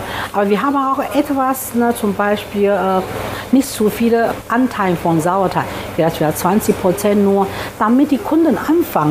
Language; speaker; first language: German; non-native, fluent; Chinese